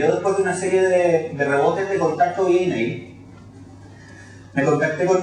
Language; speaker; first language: Spanish; native; Spanish